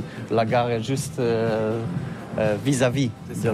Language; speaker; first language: French; non-native, learner; Polish